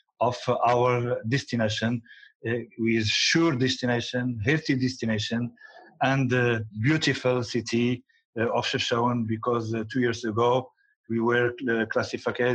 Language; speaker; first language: English; non-native, learner; Arabic